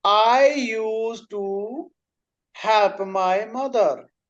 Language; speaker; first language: English; non-native, local second language; Punjabi